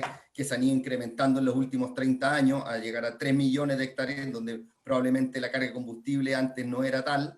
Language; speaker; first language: Spanish; native; Spanish